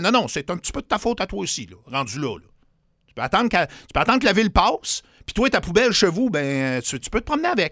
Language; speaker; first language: French; native; French